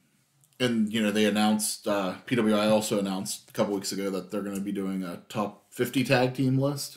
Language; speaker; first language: English; native; English